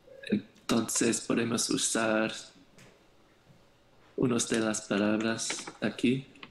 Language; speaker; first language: Spanish; non-native, learner; English